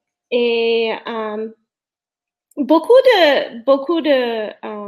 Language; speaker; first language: French; non-native, learner; English